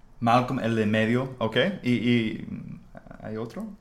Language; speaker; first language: Spanish; non-native, fluent; English